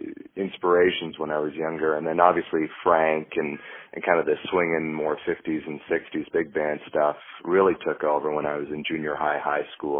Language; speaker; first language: English; native; English